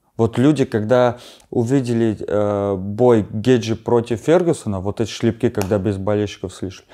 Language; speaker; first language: Russian; non-native, fluent; Armenian